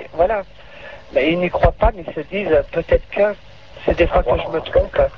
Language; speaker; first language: French; native; French